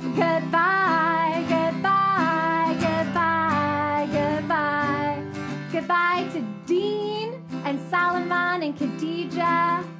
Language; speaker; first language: English; native; English